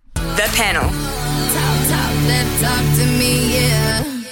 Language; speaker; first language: English; native; English